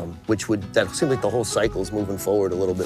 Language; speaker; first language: English; native; English